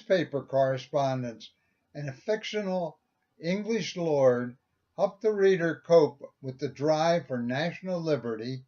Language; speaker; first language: English; native; English